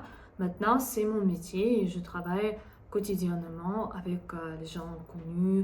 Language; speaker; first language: French; non-native, fluent; Russian